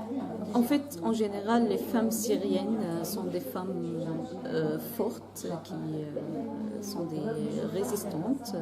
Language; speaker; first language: French; non-native, fluent; Arabic